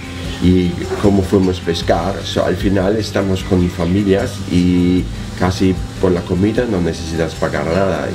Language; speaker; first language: Spanish; non-native, learner; German